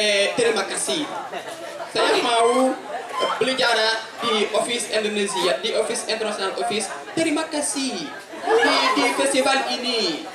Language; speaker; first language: Indonesian; non-native, learner; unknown